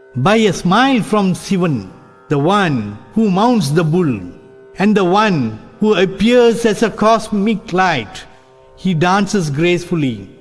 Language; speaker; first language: English; non-native, local second language; Tamil